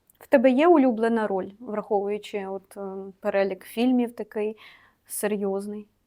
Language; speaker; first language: Ukrainian; native; Ukrainian